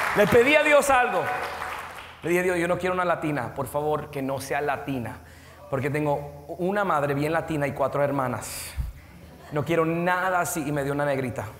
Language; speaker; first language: Spanish; native; Spanish